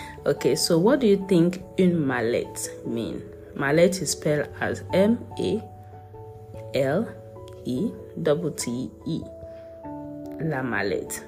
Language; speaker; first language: English; non-native, local second language; Yoruba